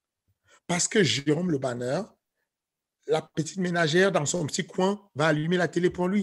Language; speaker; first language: French; native; French